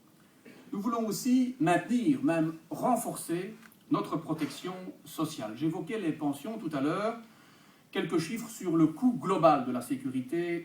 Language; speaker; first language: French; native; French